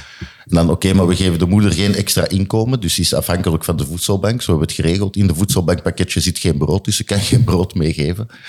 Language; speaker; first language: Dutch; native; Dutch